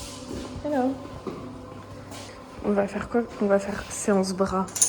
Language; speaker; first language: French; native; French